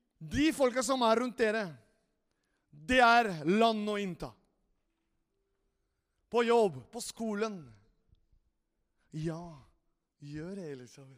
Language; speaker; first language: Norwegian; non-native, fluent; Spanish